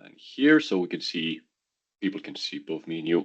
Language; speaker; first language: English; non-native, fluent; Icelandic